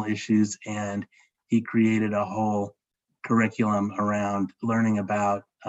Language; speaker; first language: English; native; English